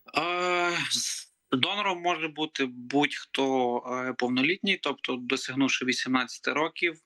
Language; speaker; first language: Ukrainian; native; Ukrainian